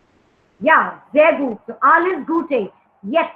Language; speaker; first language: German; non-native, learner; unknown